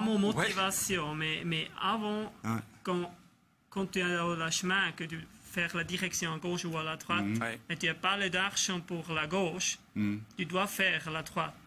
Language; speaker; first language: French; non-native, local second language; German